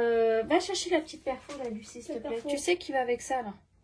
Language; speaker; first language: French; native; French